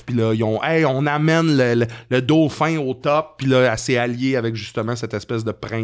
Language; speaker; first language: French; native; French